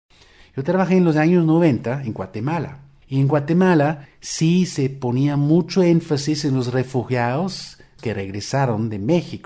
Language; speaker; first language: Spanish; non-native, fluent; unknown